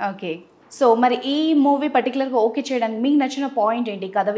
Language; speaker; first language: Telugu; native; Telugu